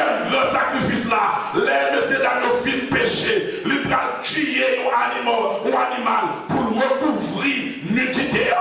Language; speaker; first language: French; non-native, local second language; Haitian Creole